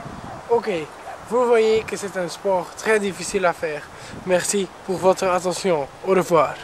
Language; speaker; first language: French; non-native, learner; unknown